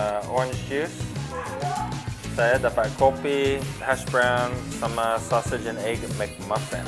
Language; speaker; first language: Indonesian; non-native, fluent; English